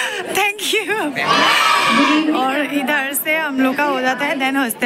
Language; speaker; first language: Hindi; non-native, local second language; Assamese